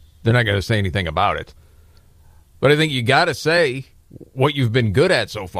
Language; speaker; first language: English; native; English